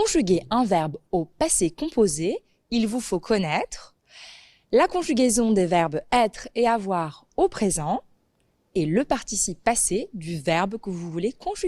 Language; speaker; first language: French; native; French